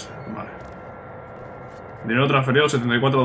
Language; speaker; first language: Spanish; native; Spanish